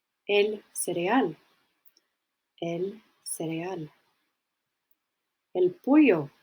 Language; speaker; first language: Spanish; non-native, fluent; English